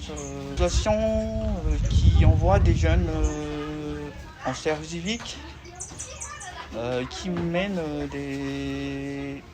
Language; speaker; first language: French; non-native, local second language; Malagasy